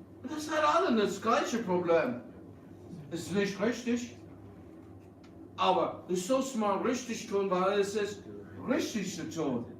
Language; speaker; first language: German; early bilingual, heritage; English